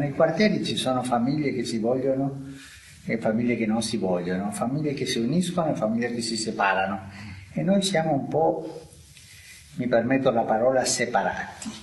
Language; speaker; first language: Italian; non-native, fluent; Spanish